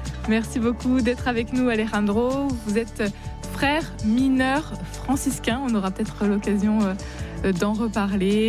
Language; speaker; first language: French; native; French